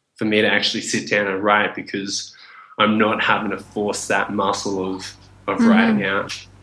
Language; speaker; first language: English; native; English